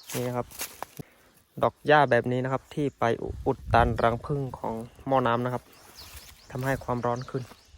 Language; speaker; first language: Thai; native; Thai